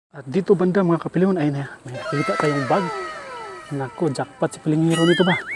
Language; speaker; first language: Filipino; non-native, local second language; Cebuano